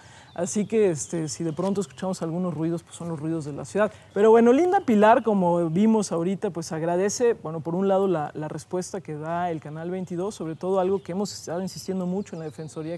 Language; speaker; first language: Spanish; native; Spanish